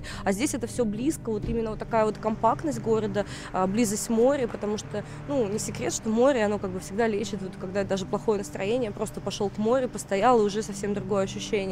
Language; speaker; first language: Russian; native; Russian